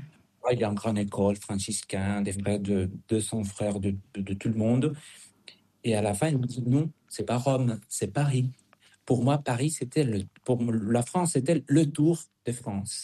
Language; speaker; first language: French; non-native, fluent; Spanish